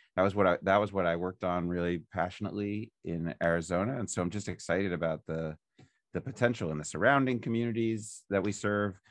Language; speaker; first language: English; native; English